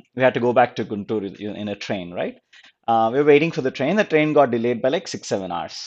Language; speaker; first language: English; non-native, local second language; Telugu